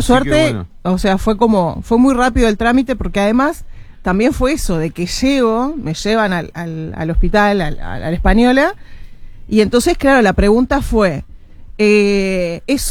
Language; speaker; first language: Spanish; native; Spanish